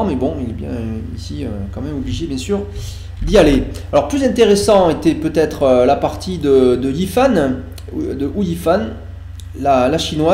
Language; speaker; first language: French; native; French